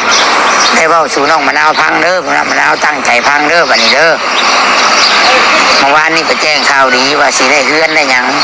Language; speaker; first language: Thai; non-native, local second language; Lao